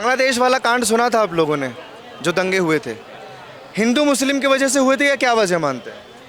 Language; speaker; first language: Hindi; native; Hindi